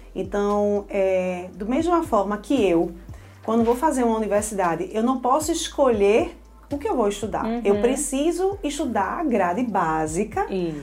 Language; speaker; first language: Portuguese; native; Portuguese